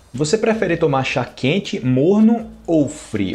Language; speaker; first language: Portuguese; native; Portuguese